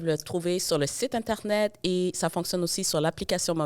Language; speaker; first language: French; native; French